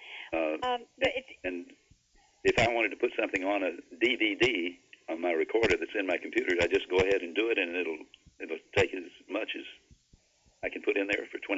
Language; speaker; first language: English; native; English